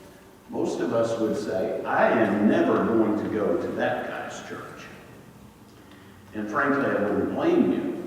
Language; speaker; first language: English; native; English